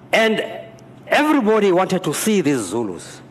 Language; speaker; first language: English; non-native, local second language; Xhosa